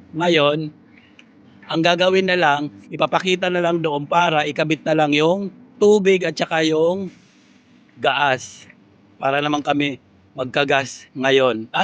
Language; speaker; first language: Filipino; non-native, local second language; Waray